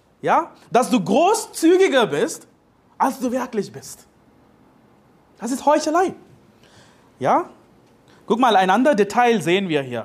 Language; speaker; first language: German; non-native, fluent; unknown